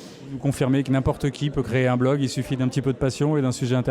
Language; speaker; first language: French; native; French